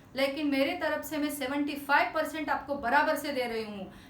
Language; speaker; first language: Hindi; non-native, local second language; Marathi